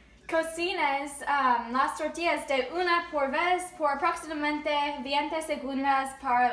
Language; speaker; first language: Spanish; non-native, learner; English